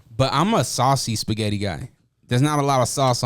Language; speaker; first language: English; native; English